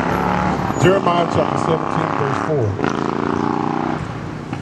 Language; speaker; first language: English; native; English